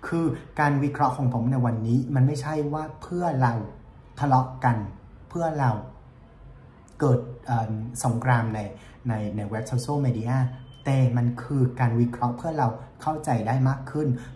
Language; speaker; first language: Thai; non-native, fluent; Vietnamese